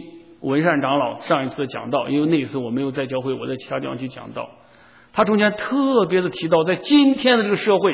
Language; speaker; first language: Chinese; native; Chinese